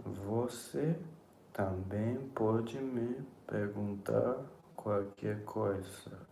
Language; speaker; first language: Portuguese; non-native, learner; English